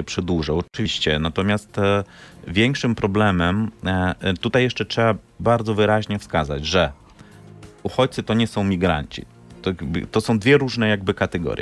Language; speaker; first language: Polish; non-native, fluent; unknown